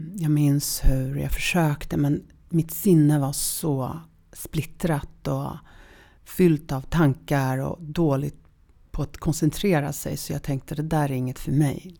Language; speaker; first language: Swedish; early bilingual, other home language; Polish